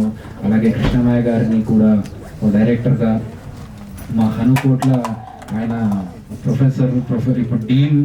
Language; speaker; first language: Telugu; native; Telugu